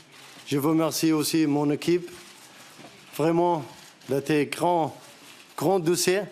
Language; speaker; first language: French; non-native, learner; Arabic